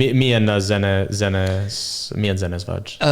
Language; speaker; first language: Hungarian; non-native, learner; English